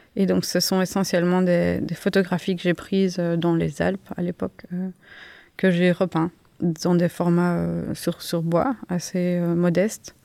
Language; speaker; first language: French; native; French